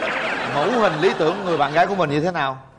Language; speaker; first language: Vietnamese; native; Vietnamese